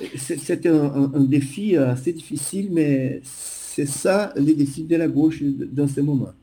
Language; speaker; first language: French; non-native, fluent; Portuguese